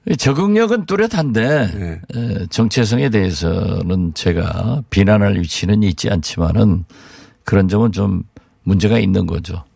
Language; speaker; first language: Korean; native; Korean